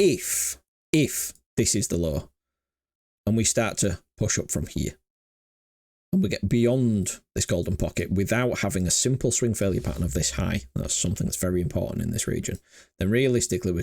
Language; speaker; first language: English; native; English